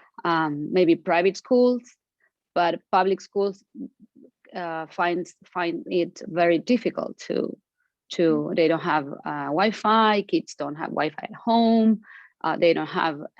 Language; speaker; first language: English; non-native, fluent; Spanish